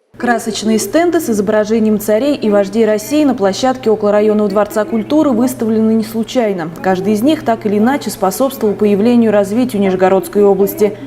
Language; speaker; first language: Russian; native; Russian